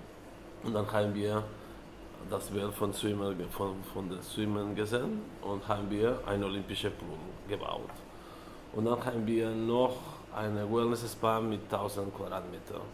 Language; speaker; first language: German; non-native, fluent; Catalan